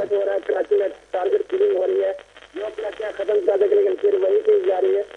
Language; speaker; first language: Urdu; non-native, local second language; Punjabi